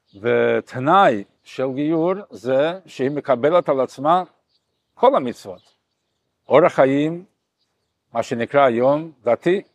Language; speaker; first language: Hebrew; non-native, fluent; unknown